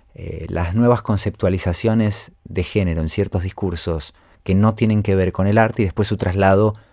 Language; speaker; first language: Spanish; native; Spanish